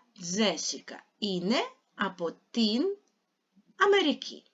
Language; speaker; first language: Greek; non-native, fluent; Ukrainian